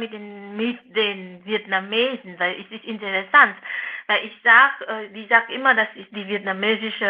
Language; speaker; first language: German; non-native, fluent; Vietnamese